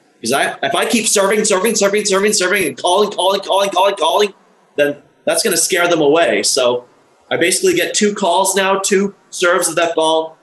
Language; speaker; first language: English; native; English